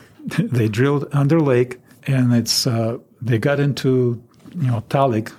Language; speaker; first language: English; non-native, fluent; Russian